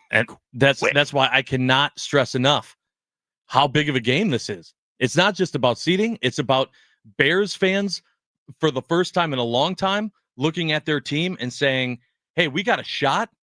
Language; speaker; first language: English; native; English